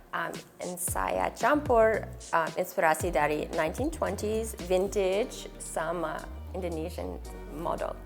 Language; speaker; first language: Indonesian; non-native, learner; English